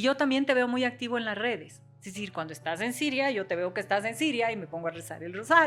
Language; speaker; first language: Spanish; native; Spanish